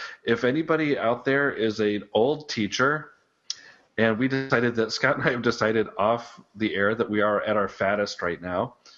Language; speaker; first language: English; native; English